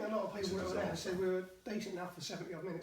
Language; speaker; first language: English; native; English